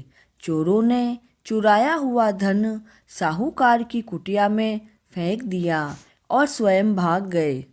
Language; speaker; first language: Hindi; native; Hindi